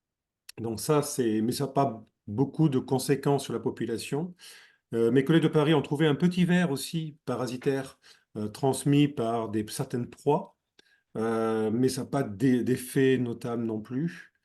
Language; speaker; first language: French; native; French